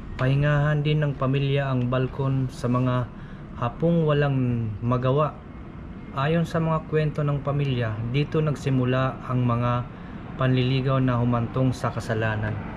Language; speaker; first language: Filipino; non-native, local second language; Cebuano